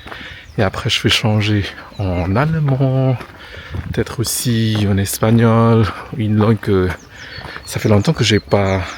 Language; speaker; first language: French; non-native, fluent; Indonesian